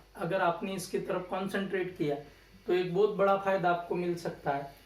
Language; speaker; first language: Hindi; non-native, local second language; Marathi